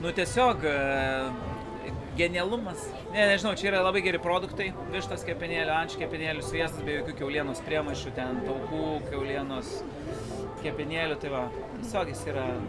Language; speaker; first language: Lithuanian; native; Lithuanian